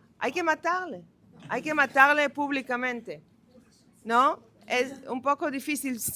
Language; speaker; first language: Spanish; non-native, fluent; Hebrew